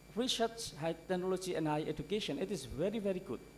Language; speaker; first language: English; non-native, fluent; Indonesian